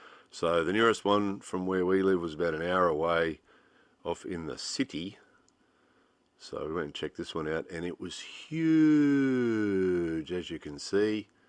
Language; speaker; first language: English; native; English